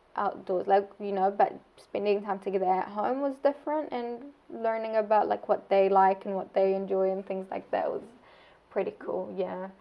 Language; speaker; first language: English; non-native, fluent; Arabic